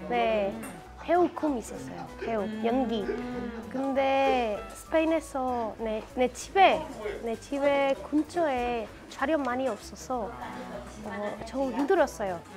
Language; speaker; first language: Korean; non-native, learner; Spanish